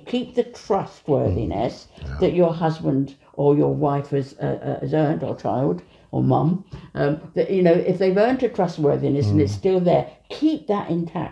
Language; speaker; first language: English; native; English